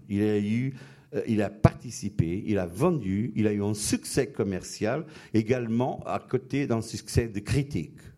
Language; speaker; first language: French; non-native, fluent; Portuguese